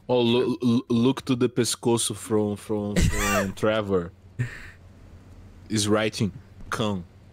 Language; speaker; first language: English; non-native, learner; Portuguese